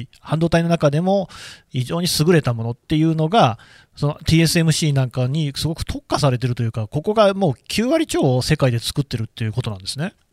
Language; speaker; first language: Japanese; native; Japanese